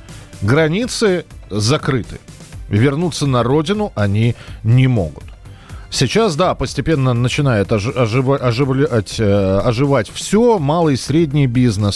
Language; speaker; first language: Russian; native; Russian